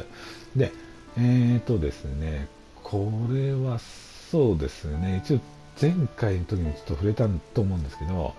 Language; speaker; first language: Japanese; native; Japanese